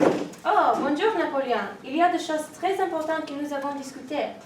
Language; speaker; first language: French; non-native, learner; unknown